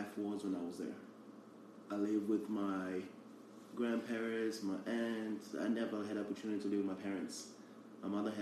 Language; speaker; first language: English; early bilingual, other home language; Portuguese